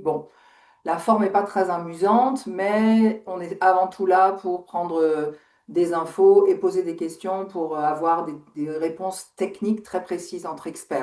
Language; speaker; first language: French; native; French